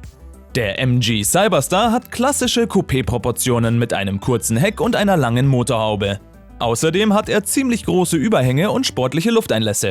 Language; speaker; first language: German; native; German